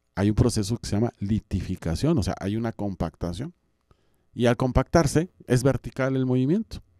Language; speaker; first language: Spanish; native; Spanish